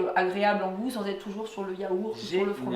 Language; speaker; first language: French; native; French